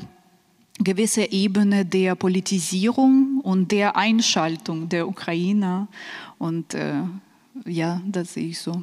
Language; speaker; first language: German; non-native, fluent; Ukrainian